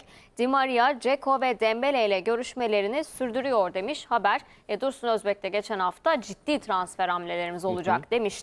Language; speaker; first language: Turkish; native; Turkish